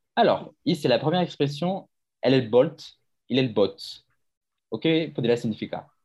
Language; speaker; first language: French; native; French